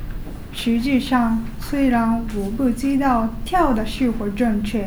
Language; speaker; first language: Chinese; non-native, learner; Japanese